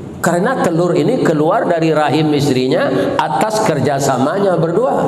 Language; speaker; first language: Malay; non-native, local second language; Minangkabau